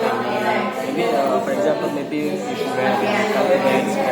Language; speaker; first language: English; non-native, learner; Indonesian